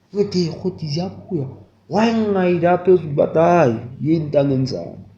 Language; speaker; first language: Zulu; native; Zulu